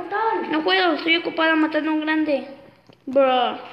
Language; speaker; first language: Spanish; native; Spanish